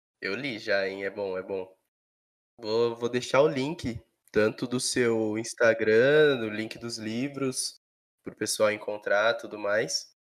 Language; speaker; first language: Portuguese; native; Portuguese